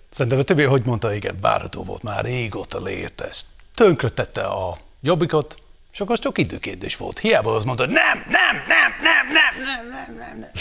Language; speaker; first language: Hungarian; non-native, fluent; English